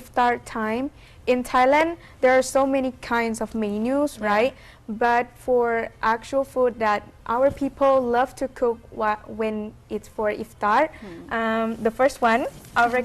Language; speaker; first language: English; non-native, fluent; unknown